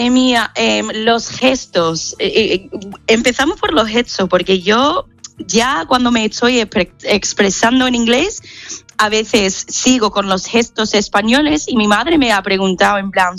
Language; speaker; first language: Spanish; non-native, fluent; English